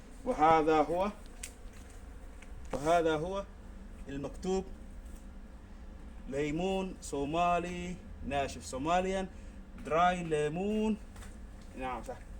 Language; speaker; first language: Arabic; non-native, local second language; Somali